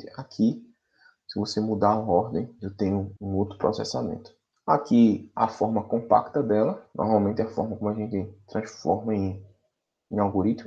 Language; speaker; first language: Portuguese; native; Portuguese